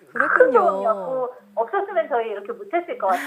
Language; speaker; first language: Korean; native; Korean